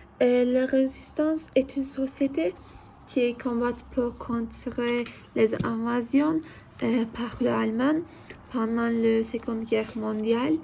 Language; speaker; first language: French; non-native, learner; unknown